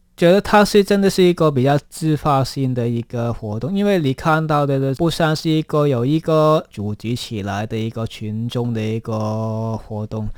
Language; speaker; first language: Chinese; non-native, local second language; Cantonese